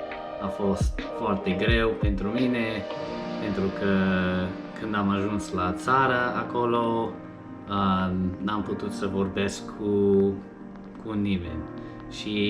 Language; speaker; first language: Romanian; non-native, learner; English